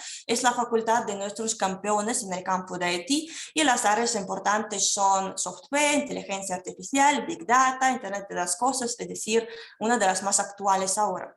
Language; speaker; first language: Spanish; non-native, fluent; Russian